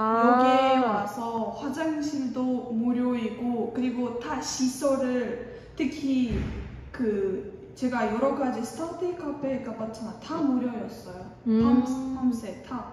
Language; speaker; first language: Korean; non-native, learner; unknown